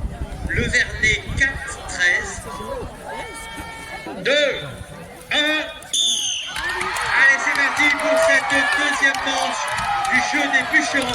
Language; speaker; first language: French; native; French